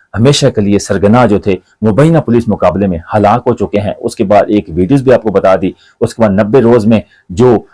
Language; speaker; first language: Urdu; non-native, local second language; Punjabi